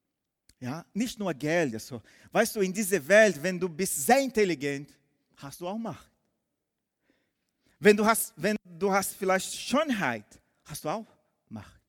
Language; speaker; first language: German; non-native, fluent; Portuguese